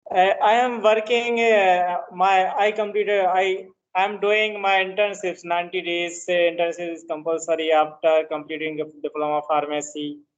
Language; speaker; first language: English; non-native, learner; Hindi